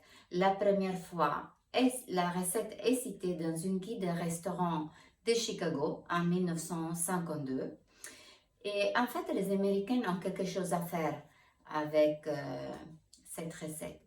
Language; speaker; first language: French; non-native, fluent; Italian